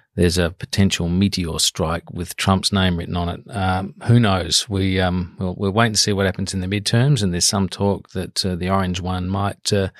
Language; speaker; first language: English; native; English